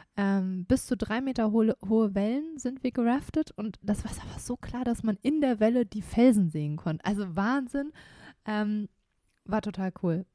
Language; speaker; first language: German; native; German